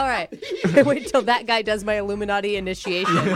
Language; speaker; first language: English; native; English